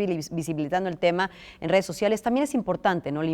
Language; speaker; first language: Spanish; native; Spanish